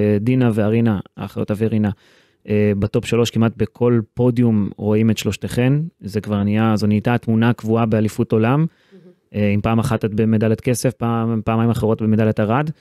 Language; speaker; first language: Hebrew; native; Hebrew